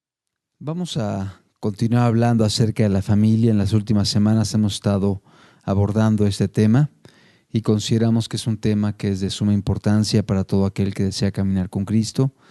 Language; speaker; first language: Spanish; native; Spanish